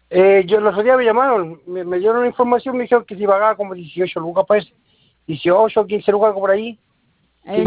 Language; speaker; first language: Spanish; native; Spanish